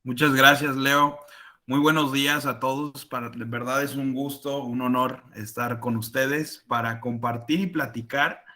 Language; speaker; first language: Spanish; native; Spanish